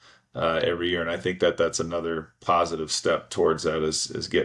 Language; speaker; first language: English; native; English